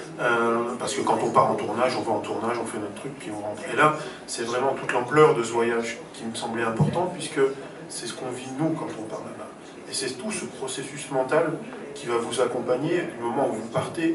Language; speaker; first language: French; native; French